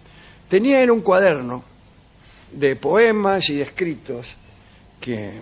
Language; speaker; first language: Spanish; native; Spanish